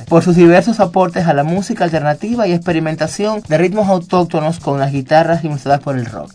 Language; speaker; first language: Spanish; native; Spanish